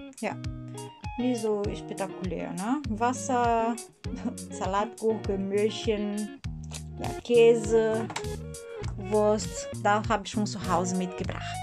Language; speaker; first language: German; non-native, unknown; Portuguese